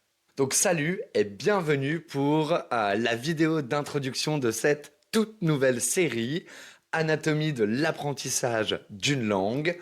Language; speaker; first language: French; native; French